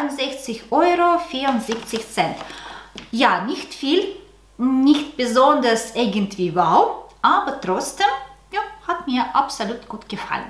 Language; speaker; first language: German; non-native, learner; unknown